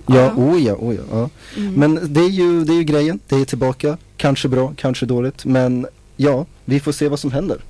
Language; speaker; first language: Swedish; native; Swedish